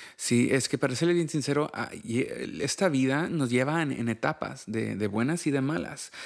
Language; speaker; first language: Spanish; early bilingual, heritage; Spanish